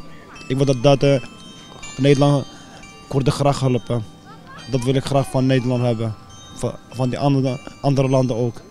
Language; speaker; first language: Dutch; non-native, learner; Kurdish